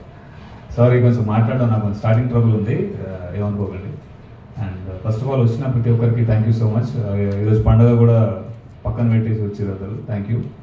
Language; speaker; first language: Telugu; native; Telugu